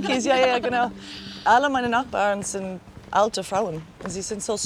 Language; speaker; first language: German; non-native, learner; English